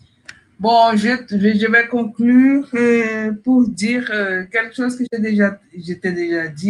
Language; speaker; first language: French; non-native, fluent; Portuguese